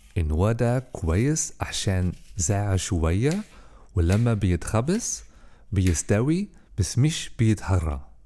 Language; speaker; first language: Egyptian Arabic; non-native, fluent; German